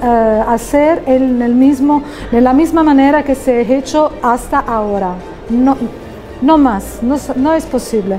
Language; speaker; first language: Spanish; non-native, fluent; Italian